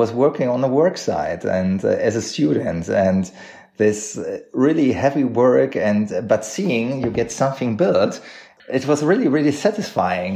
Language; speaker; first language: English; non-native, fluent; German